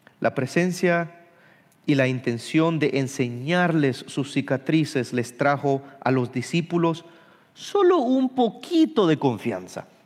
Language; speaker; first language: Spanish; early bilingual, heritage; Spanish